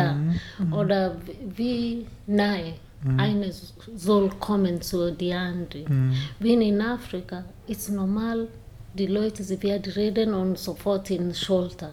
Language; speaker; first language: German; non-native, learner; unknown